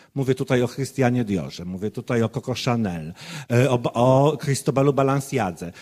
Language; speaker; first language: Polish; native; Polish